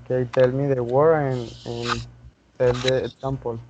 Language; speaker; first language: English; non-native, learner; Spanish